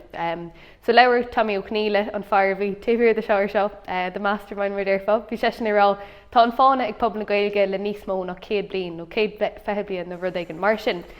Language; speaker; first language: Irish; non-native, local second language; English